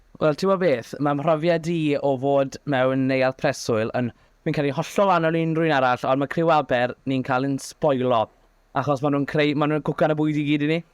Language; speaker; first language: Welsh; native; Welsh